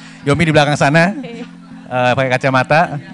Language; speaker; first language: Indonesian; native; Indonesian